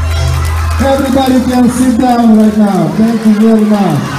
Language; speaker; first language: English; non-native, fluent; Russian